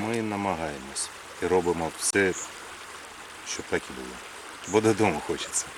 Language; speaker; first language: Ukrainian; native; Ukrainian